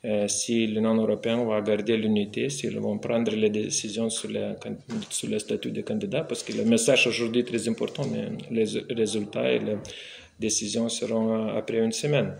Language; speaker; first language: French; non-native, fluent; Lithuanian